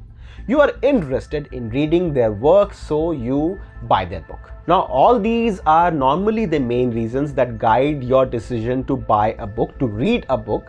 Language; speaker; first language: English; non-native, local second language; Hindi